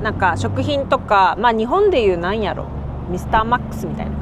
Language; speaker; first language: Japanese; native; Japanese